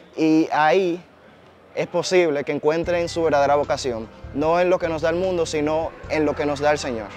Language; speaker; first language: Spanish; native; Spanish